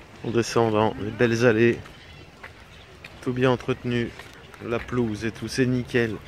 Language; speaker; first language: French; native; French